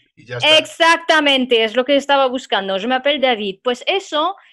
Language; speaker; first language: Spanish; non-native, fluent; French